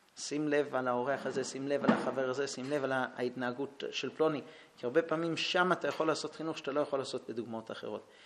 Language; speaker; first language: Hebrew; early bilingual, heritage; Hebrew